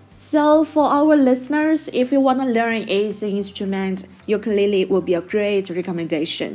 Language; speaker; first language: English; non-native, fluent; Chinese